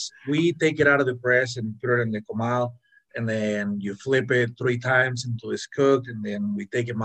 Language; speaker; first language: English; non-native, fluent; Spanish